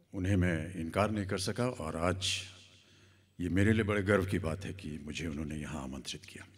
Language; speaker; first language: Hindi; native; Hindi